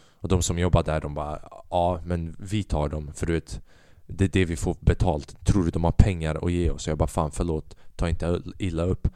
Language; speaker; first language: Swedish; early bilingual, other home language; Albanian